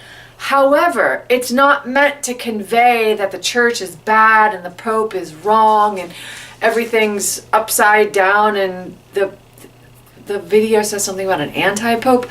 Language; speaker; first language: English; native; English